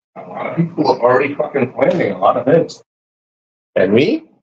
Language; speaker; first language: English; native; English